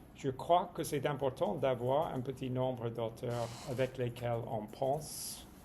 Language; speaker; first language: French; non-native, fluent; English